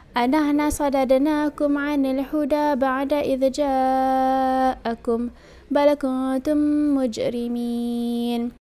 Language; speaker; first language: Arabic; non-native, learner; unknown